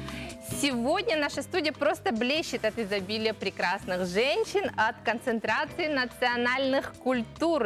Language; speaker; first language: Russian; native; Russian